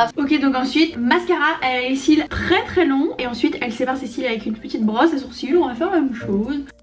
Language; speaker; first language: French; native; French